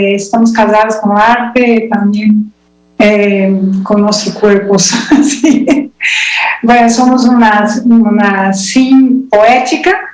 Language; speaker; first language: Spanish; non-native, learner; Portuguese